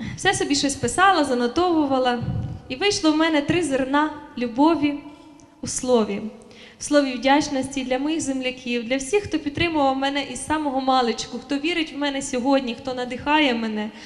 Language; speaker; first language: Ukrainian; native; Ukrainian